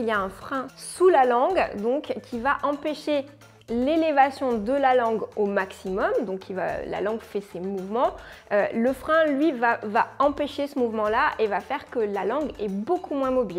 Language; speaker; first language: French; native; French